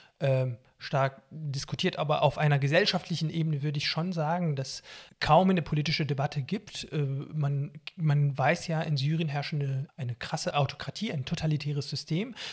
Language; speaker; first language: German; non-native, fluent; Arabic